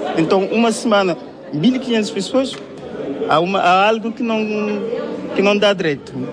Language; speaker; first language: Portuguese; non-native, fluent; Kabuverdianu